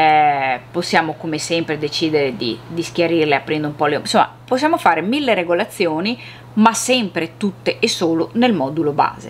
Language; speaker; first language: Italian; native; Italian